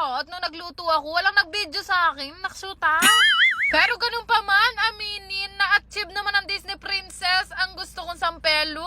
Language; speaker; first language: Filipino; non-native, local second language; Pampanga